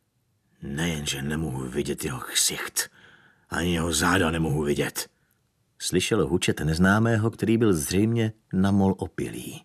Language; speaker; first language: Czech; native; Czech